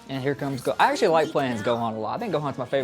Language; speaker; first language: English; native; English